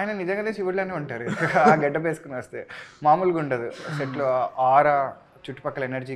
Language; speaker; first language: Telugu; native; Telugu